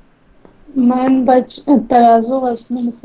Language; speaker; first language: Persian; non-native, learner; Urdu